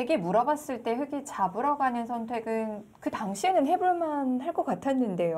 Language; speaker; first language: Korean; native; Korean